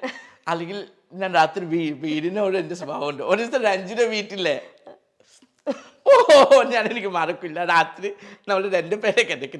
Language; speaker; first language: Malayalam; non-native, fluent; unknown